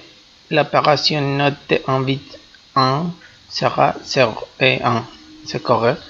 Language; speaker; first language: French; non-native, fluent; Spanish